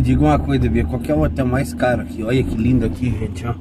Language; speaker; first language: Portuguese; native; Portuguese